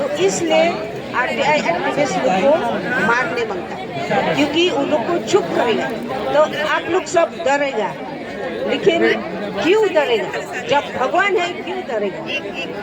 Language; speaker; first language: Hindi; non-native, local second language; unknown